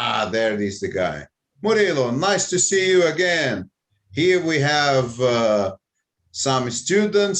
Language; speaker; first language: English; non-native, fluent; Portuguese